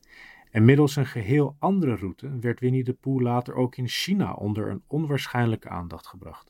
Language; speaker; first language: Dutch; native; Dutch